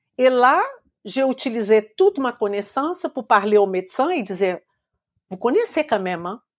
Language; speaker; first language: French; non-native, fluent; Portuguese